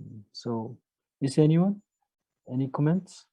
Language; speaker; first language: English; non-native, learner; Korean